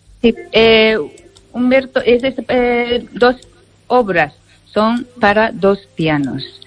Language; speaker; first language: Spanish; non-native, fluent; Japanese